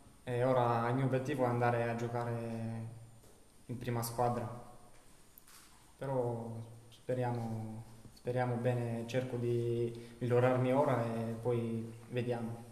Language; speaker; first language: Italian; non-native, learner; Bulgarian